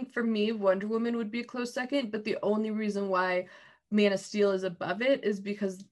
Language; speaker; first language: English; native; English